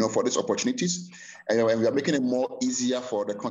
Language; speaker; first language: English; non-native, local second language; Akan